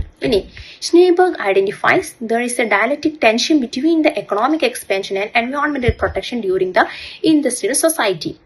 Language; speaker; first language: English; non-native, local second language; Malayalam